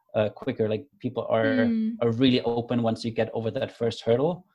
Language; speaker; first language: English; non-native, fluent; German